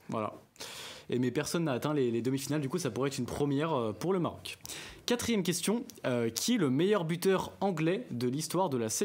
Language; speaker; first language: French; native; French